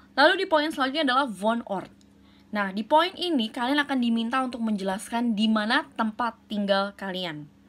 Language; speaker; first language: Indonesian; native; Indonesian